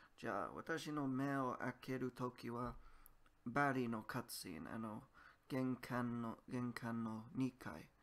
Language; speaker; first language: Japanese; non-native, learner; English